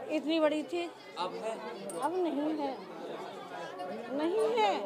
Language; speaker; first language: Hindi; native; Hindi